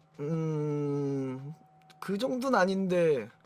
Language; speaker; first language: Korean; native; Korean